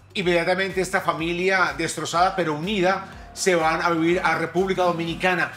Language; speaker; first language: Spanish; native; Spanish